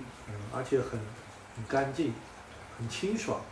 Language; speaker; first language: Chinese; native; Chinese